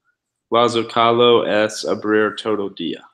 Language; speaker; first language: Spanish; non-native, learner; English